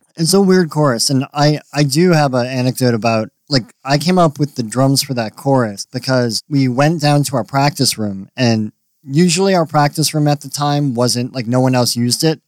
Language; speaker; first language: English; native; English